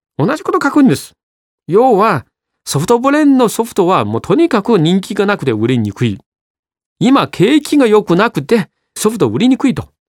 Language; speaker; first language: Japanese; non-native, fluent; Chinese